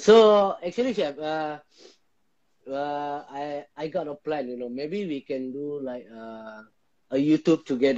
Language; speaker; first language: English; non-native, local second language; Malay